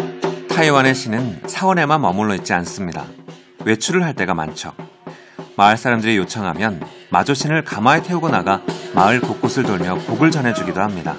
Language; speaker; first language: Korean; native; Korean